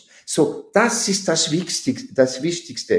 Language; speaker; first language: German; non-native, fluent; French